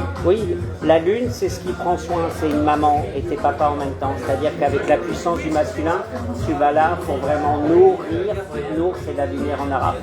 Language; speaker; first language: French; native; French